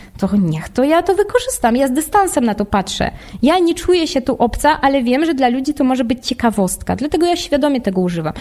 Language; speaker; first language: Polish; non-native, fluent; Russian